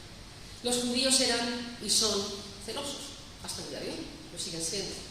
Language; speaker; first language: Spanish; native; Spanish